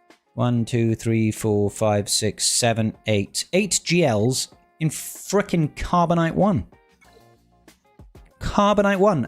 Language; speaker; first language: English; native; English